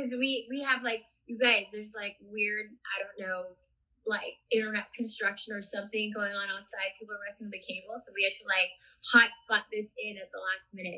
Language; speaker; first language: English; native; English